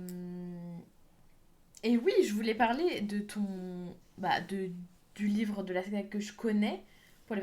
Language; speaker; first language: French; native; French